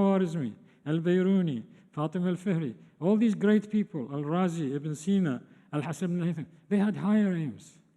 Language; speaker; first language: English; non-native, fluent; Arabic